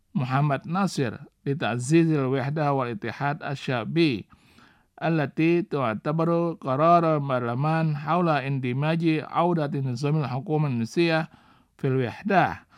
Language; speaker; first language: Arabic; non-native, fluent; Indonesian